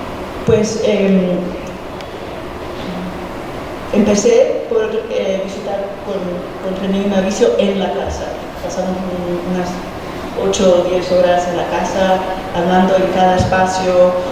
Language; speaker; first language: Spanish; early bilingual, heritage; Spanish